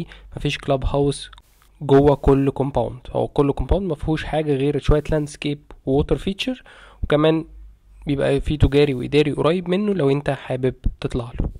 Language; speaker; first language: Arabic; native; Arabic